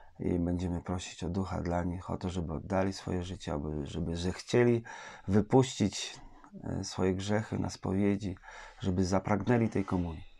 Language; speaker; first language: Polish; native; Polish